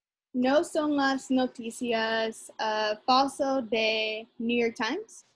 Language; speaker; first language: Spanish; non-native, learner; English